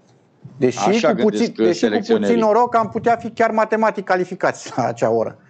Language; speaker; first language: Romanian; native; Romanian